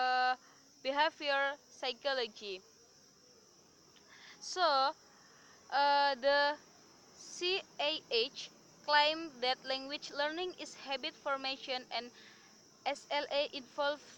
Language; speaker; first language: English; non-native, learner; Indonesian